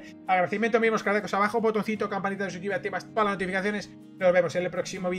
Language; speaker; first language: Spanish; native; Spanish